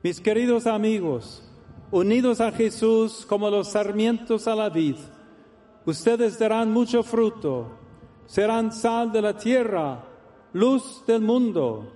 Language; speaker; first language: Spanish; non-native, fluent; English